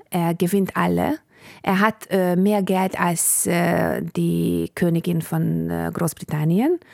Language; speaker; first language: German; non-native, fluent; Bulgarian